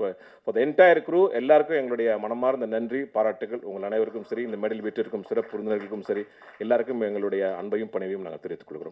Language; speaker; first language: Tamil; native; Tamil